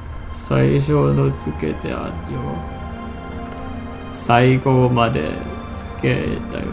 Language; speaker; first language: Japanese; non-native, learner; English